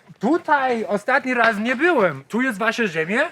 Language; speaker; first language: Polish; non-native, learner; English